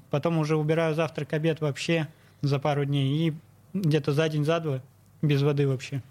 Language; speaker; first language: Russian; native; Russian